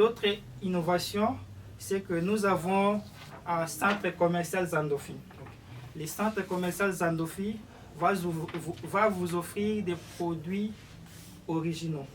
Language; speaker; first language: French; non-native, local second language; Lingala